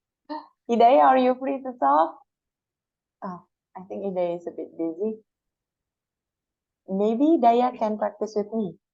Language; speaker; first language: English; non-native, fluent; Indonesian